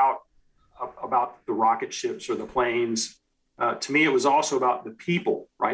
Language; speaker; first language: English; native; English